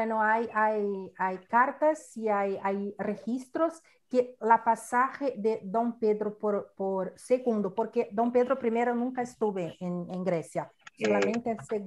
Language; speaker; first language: Spanish; non-native, learner; Portuguese